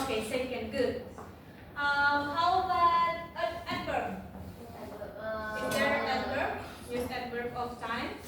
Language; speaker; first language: English; non-native, learner; Indonesian